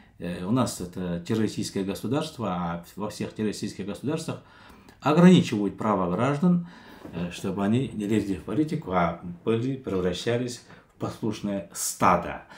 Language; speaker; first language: Russian; non-native, local second language; Kazakh